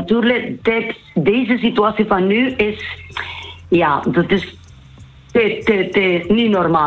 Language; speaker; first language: Dutch; non-native, learner; Spanish